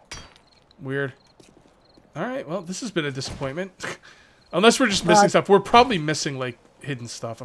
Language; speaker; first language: English; native; English